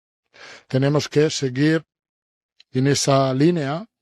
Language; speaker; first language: Spanish; non-native, fluent; Italian